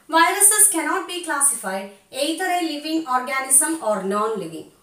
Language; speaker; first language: English; non-native, local second language; Malayalam